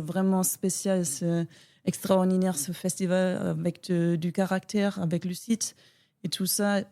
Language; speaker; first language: French; non-native, learner; German